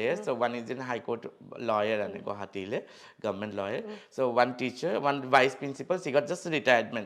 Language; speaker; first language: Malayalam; non-native, local second language; Assamese